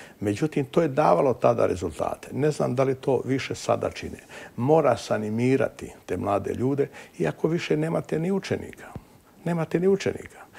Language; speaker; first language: Croatian; native; Croatian